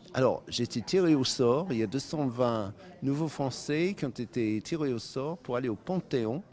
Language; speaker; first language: French; non-native, fluent; English